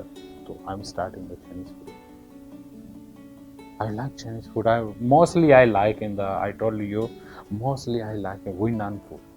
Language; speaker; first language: English; non-native, learner; Urdu